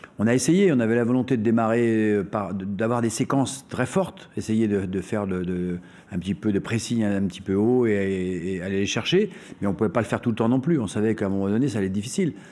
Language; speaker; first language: French; native; French